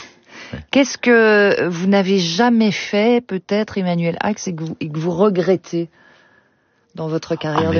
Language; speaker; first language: French; native; French